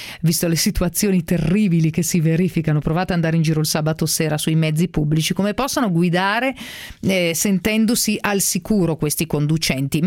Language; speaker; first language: Italian; native; Italian